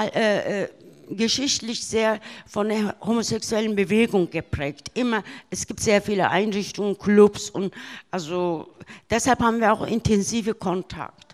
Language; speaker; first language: German; early bilingual, other home language; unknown